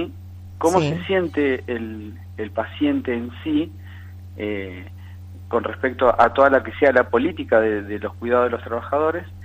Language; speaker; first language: Spanish; native; Spanish